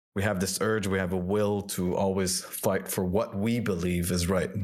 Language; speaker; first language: English; non-native, fluent; French